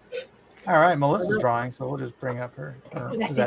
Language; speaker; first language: English; native; English